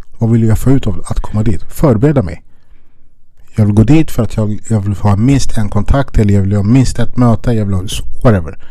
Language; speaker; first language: Swedish; early bilingual, other home language; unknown